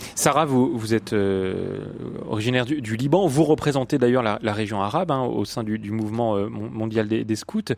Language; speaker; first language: French; native; French